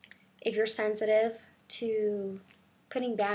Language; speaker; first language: English; native; English